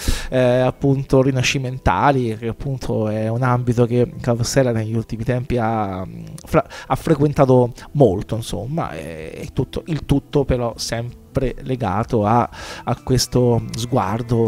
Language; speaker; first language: Italian; native; Italian